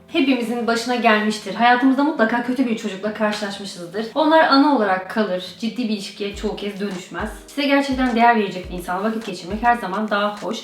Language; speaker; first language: Turkish; native; Turkish